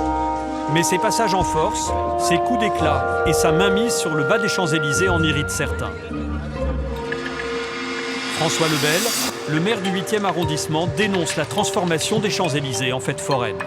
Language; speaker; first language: French; native; French